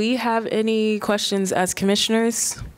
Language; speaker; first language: English; native; English